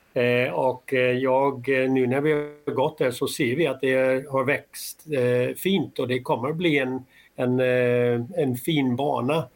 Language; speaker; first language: Swedish; non-native, fluent; English